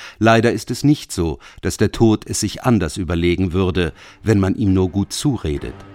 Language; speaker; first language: German; native; German